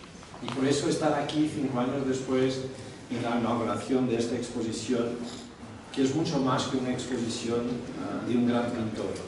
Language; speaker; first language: Spanish; non-native, fluent; Portuguese